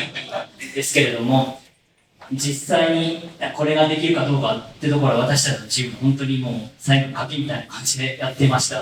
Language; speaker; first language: Japanese; native; Japanese